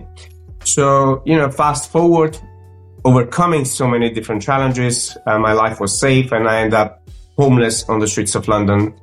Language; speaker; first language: English; non-native, fluent; Macedonian